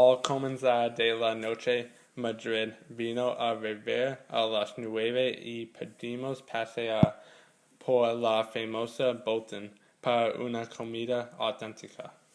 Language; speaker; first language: Spanish; non-native, learner; English